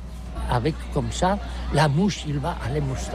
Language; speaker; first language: French; non-native, learner; Catalan